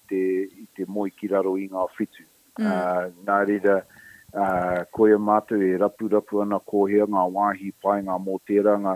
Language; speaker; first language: Māori; non-native, local second language; English